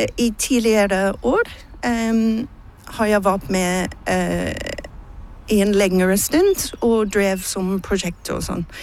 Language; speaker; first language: Norwegian; non-native, learner; English